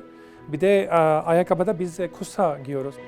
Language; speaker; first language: Turkish; non-native, fluent; Urdu